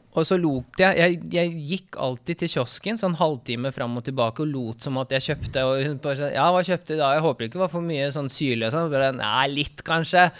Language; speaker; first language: Norwegian; early bilingual, other home language; Russian